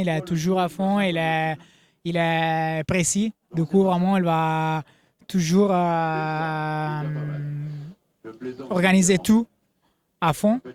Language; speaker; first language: French; non-native, fluent; Italian